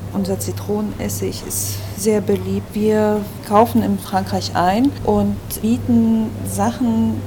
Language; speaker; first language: German; early bilingual, other home language; French